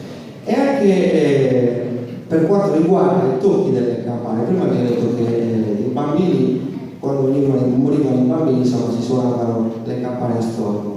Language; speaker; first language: Italian; native; Italian